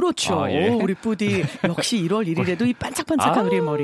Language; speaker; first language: Korean; native; Korean